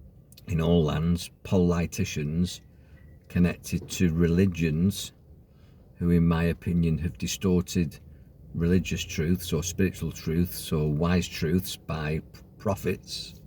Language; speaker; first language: English; native; English